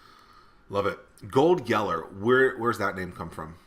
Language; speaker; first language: English; native; English